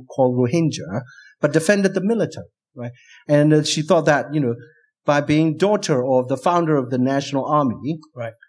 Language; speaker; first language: English; non-native, fluent; Burmese